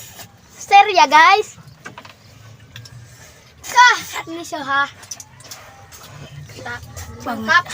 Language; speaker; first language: Indonesian; non-native, local second language; Sundanese